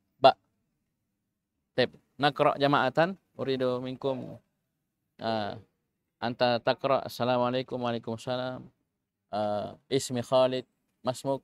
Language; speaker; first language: Arabic; non-native, fluent; Indonesian